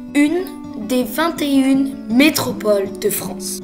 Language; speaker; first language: French; native; French